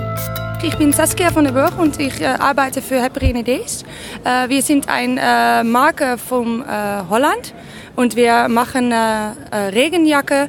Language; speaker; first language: German; non-native, learner; Dutch